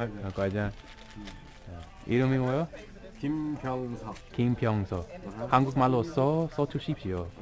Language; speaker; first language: Korean; non-native, learner; English